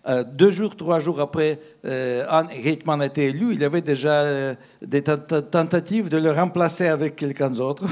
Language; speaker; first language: French; non-native, fluent; Russian